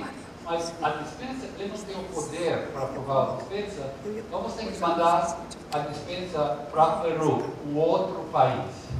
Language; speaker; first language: Portuguese; early bilingual, heritage; Portuguese